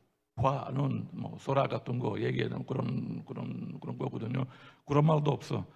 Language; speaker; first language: Korean; non-native, fluent; Italian